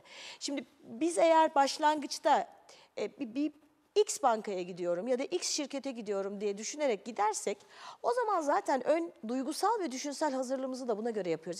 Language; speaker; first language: Turkish; native; Turkish